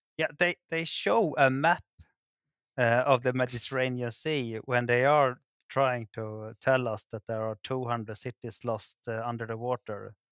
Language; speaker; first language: English; non-native, fluent; Swedish